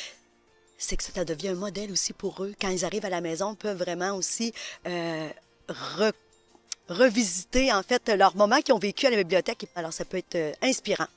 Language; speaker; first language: French; native; French